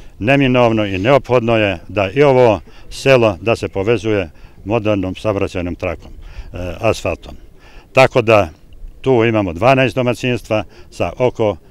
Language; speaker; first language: Bosnian; non-native, local second language; Albanian